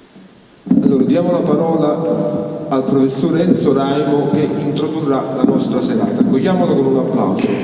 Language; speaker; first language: Italian; native; Italian